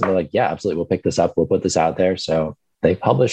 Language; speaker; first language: English; native; English